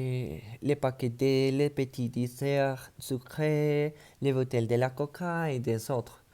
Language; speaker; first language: French; non-native, learner; Spanish